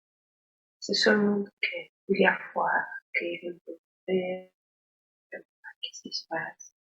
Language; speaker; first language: French; non-native, learner; Spanish